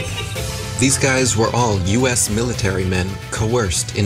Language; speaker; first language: English; native; English